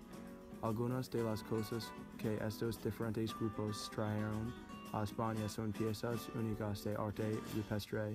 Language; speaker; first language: Spanish; non-native, learner; English